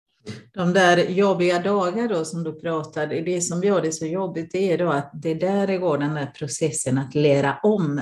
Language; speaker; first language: Swedish; non-native, fluent; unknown